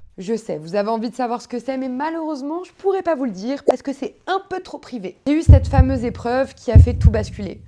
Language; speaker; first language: French; native; French